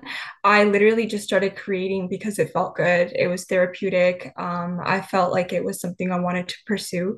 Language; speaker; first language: English; native; English